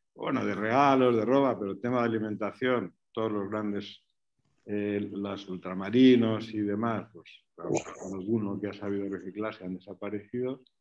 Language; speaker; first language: Spanish; native; Spanish